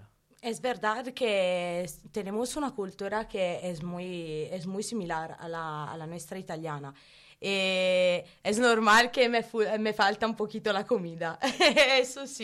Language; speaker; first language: Spanish; non-native, learner; Italian